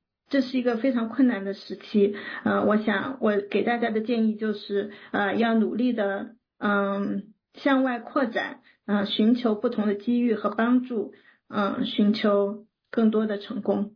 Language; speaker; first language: Chinese; native; Chinese